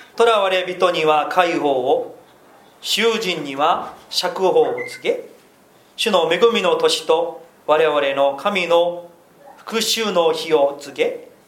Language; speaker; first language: Japanese; non-native, fluent; Korean